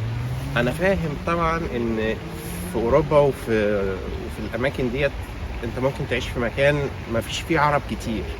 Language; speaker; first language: Arabic; native; Arabic